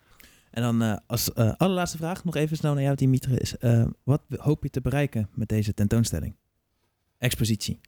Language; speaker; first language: Dutch; native; Dutch